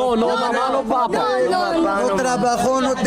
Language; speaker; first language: Spanish; non-native, learner; Arabic